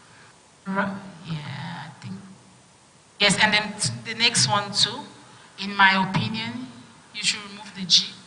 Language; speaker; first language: English; non-native, fluent; French